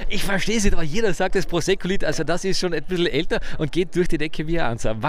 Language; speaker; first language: German; native; German